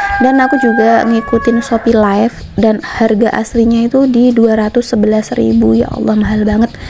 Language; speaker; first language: Indonesian; non-native, local second language; Javanese